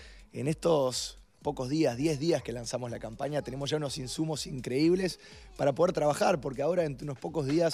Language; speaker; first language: Spanish; native; Spanish